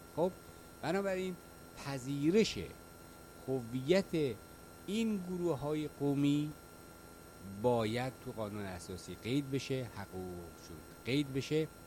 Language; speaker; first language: Persian; non-native, local second language; Kurdish